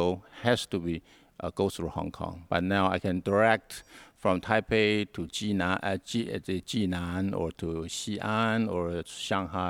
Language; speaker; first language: English; non-native, learner; Hakka Chinese